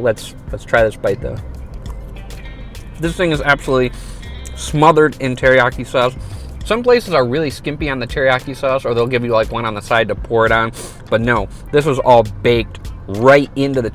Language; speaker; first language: English; native; English